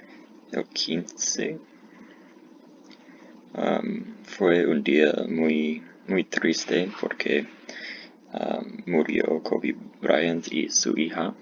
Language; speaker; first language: Spanish; non-native, learner; English